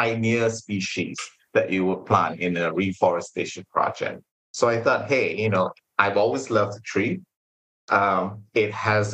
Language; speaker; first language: English; non-native, local second language; Malay